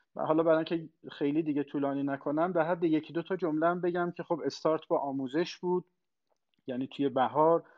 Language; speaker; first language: Persian; non-native, local second language; Azerbaijani